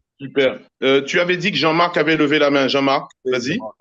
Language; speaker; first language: French; native; French